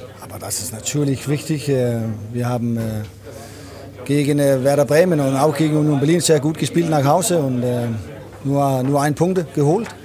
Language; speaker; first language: German; non-native, learner; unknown